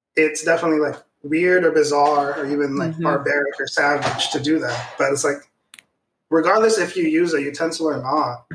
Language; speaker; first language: English; non-native, local second language; Filipino